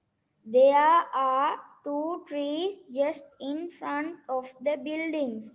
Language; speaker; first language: English; non-native, learner; Sinhala